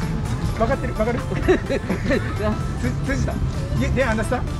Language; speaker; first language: Japanese; native; Japanese